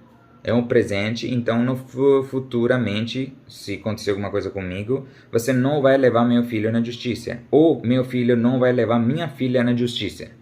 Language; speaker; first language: Portuguese; non-native, learner; Urdu